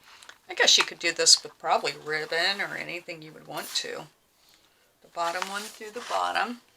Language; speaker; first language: English; native; English